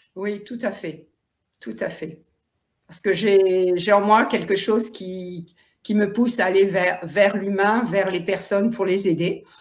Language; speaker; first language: French; native; French